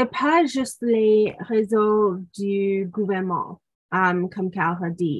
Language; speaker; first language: French; non-native, local second language; English